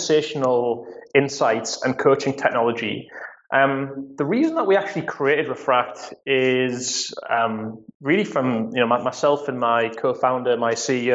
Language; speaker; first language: English; native; English